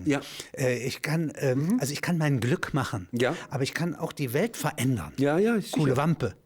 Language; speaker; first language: German; native; German